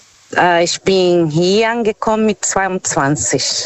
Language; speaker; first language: German; non-native, learner; Portuguese